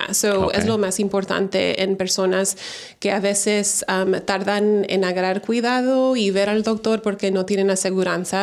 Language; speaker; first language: Spanish; early bilingual, heritage; Spanish